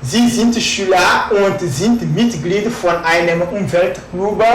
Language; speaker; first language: German; non-native, fluent; French